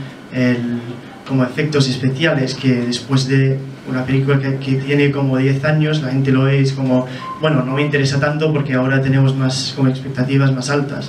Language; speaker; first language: Spanish; non-native, fluent; English